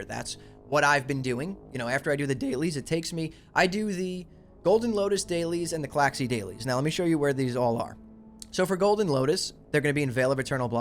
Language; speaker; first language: English; native; English